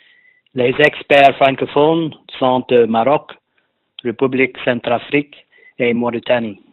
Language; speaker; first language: French; non-native, fluent; English